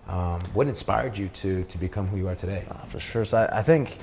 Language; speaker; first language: English; native; English